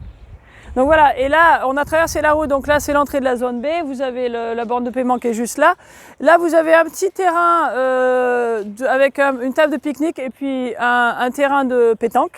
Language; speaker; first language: French; native; French